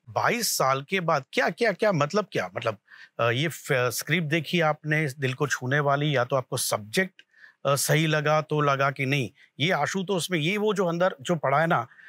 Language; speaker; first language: Hindi; non-native, local second language; Gujarati